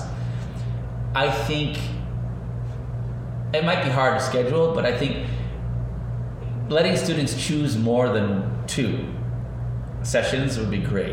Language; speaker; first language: English; native; English